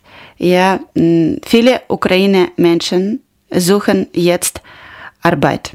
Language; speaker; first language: German; non-native, learner; Ukrainian